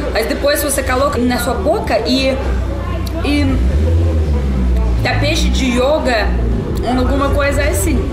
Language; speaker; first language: Portuguese; non-native, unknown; Russian